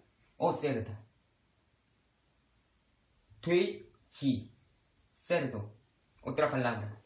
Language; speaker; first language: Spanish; non-native, fluent; Korean